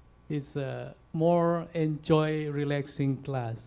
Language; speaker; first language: English; non-native, fluent; Balinese